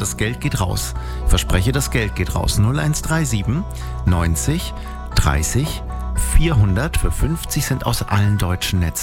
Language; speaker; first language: German; native; German